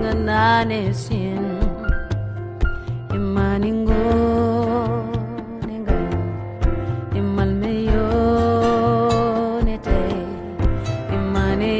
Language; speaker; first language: English; non-native, fluent; Wolof